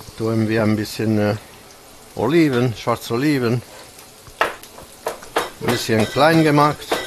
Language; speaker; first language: German; non-native, fluent; Italian